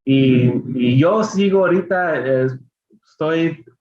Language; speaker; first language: Spanish; early bilingual, heritage; Spanish